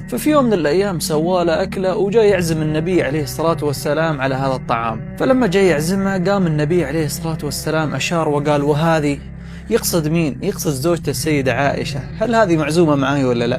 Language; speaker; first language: Arabic; native; Arabic